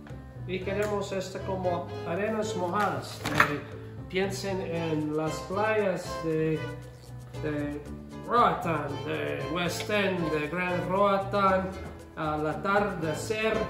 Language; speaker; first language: Spanish; non-native, fluent; English